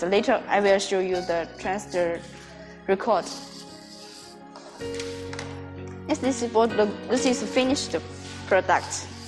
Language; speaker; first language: English; non-native, learner; Chinese